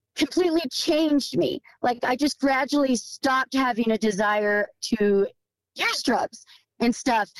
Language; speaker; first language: English; native; English